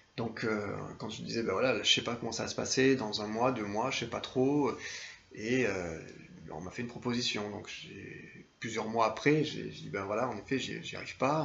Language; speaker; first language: French; native; French